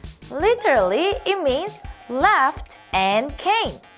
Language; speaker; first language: English; non-native, fluent; Korean